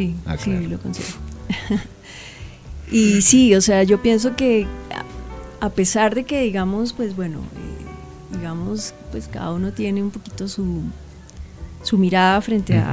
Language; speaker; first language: Spanish; native; Spanish